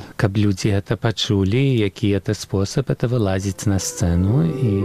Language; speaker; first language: Belarusian; early bilingual, heritage; Belarusian